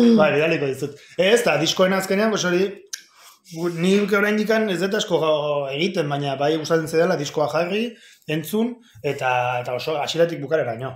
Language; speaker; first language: Basque; non-native, local second language; Spanish